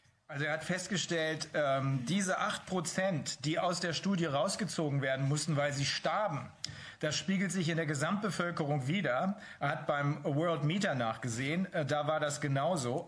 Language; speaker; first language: German; native; German